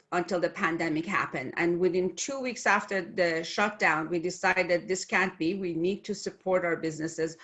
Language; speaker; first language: English; non-native, fluent; Persian